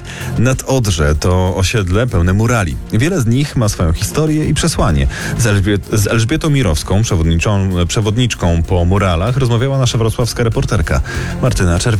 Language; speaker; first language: Polish; native; Polish